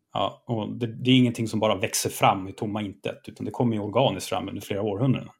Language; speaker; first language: Swedish; native; Swedish